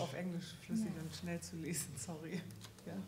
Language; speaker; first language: German; native; German